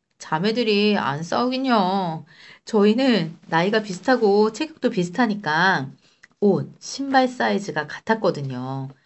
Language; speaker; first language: Korean; native; Korean